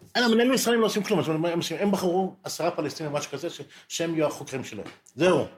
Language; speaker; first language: Hebrew; native; Hebrew